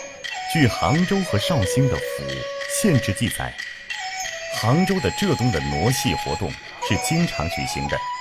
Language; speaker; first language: Chinese; native; Chinese